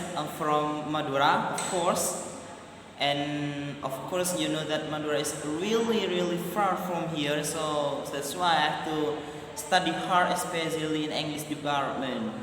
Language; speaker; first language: English; non-native, learner; Madurese